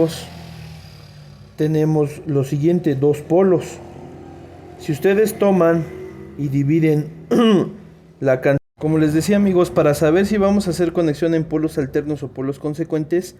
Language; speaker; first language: Spanish; native; Spanish